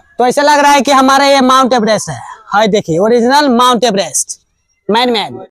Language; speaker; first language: Hindi; native; Hindi